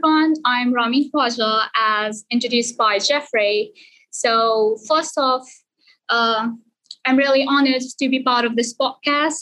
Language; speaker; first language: English; non-native, local second language; Punjabi